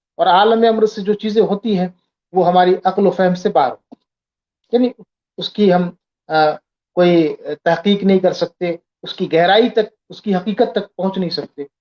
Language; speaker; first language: Urdu; native; Urdu